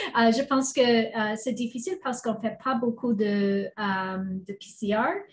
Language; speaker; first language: French; non-native, learner; English